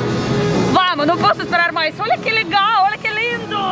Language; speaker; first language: Portuguese; non-native, learner; Russian